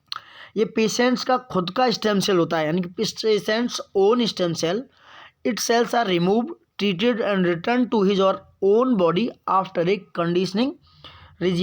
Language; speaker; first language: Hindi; native; Hindi